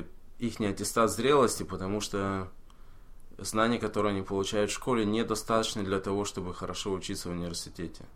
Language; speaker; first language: Russian; early bilingual, heritage; Russian